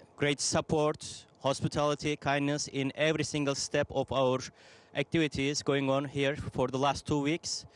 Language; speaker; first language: English; non-native, fluent; Turkish